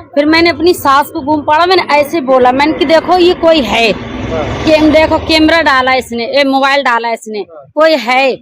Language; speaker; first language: Hindi; native; Hindi